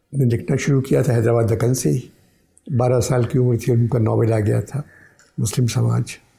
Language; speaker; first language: Urdu; native; Urdu